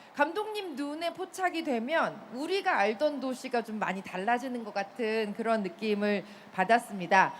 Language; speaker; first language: Korean; native; Korean